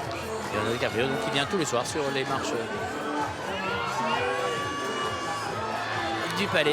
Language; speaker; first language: French; native; French